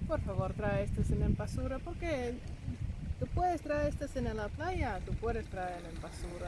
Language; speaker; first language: Spanish; non-native, learner; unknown